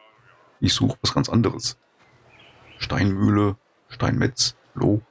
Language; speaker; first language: German; native; German